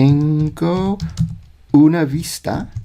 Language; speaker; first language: Spanish; non-native, learner; English